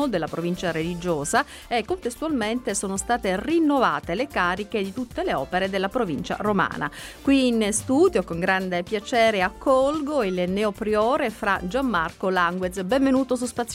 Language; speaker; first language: Italian; native; Italian